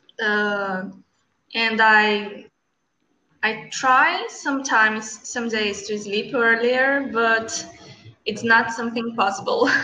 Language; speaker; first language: English; non-native, learner; Portuguese